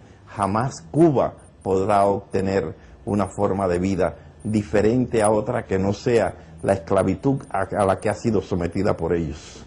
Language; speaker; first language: Spanish; native; Spanish